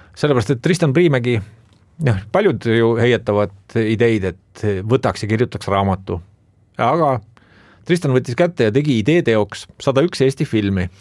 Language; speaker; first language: Estonian; native; Estonian